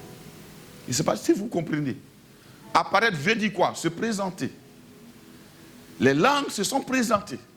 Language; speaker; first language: French; native; French